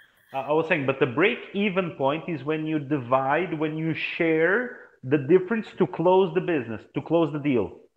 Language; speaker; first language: English; non-native, fluent; Portuguese